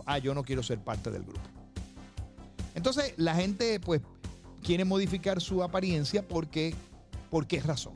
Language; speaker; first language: Spanish; native; Spanish